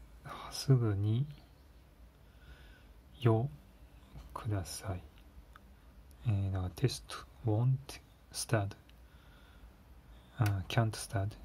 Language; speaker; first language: Japanese; non-native, learner; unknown